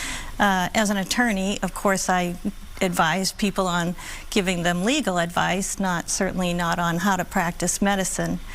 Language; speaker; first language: English; native; English